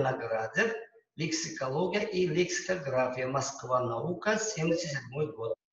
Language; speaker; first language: Russian; non-native, local second language; Uzbek